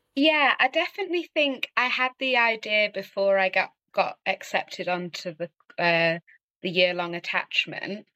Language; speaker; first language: English; native; English